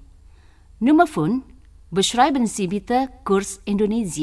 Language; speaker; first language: German; non-native, learner; Indonesian